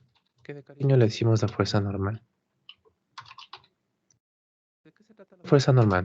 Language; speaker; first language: Spanish; native; Spanish